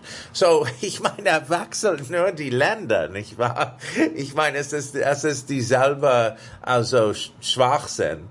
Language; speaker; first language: German; non-native, fluent; English